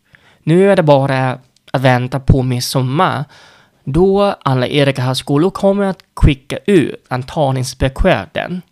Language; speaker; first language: Swedish; non-native, fluent; Vietnamese